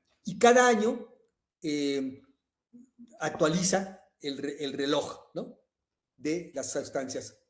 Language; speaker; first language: Spanish; native; Spanish